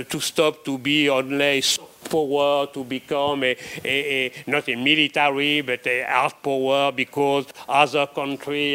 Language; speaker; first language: English; non-native, fluent; French